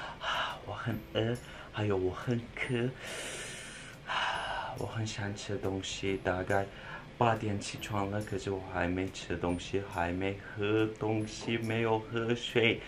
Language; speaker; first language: Chinese; non-native, fluent; Turkish